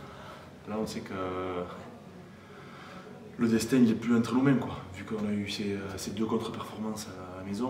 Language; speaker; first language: French; native; French